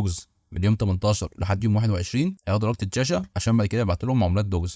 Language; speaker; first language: Arabic; native; Arabic